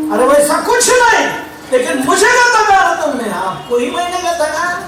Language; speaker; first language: Hindi; non-native, local second language; Marathi